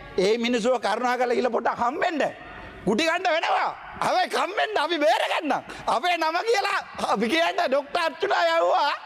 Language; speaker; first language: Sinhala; non-native, local second language; Tamil